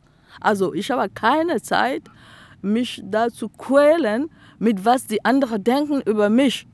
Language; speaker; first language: German; non-native, fluent; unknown